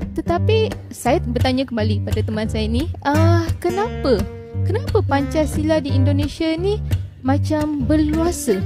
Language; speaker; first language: Malay; native; Malay